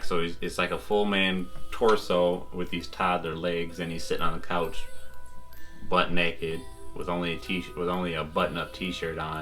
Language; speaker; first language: English; native; English